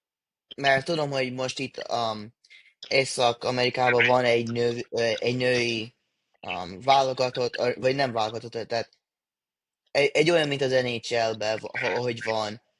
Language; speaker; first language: Hungarian; early bilingual, heritage; English